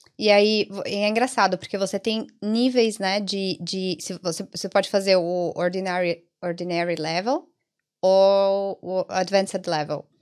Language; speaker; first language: Portuguese; early bilingual, other home language; Italian